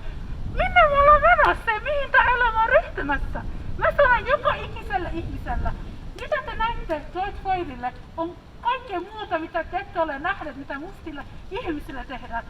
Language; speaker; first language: Finnish; early bilingual, other home language; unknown